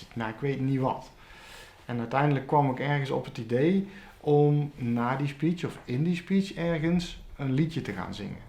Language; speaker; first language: Dutch; native; Dutch